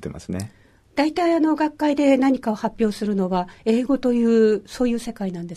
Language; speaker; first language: Japanese; native; Japanese